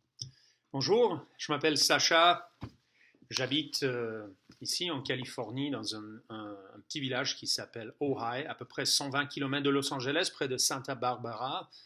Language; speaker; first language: French; non-native, fluent; English